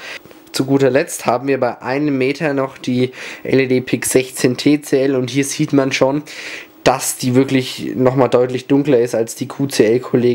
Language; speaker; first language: German; native; German